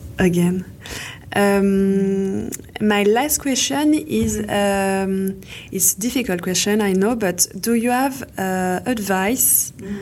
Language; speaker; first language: English; non-native, fluent; French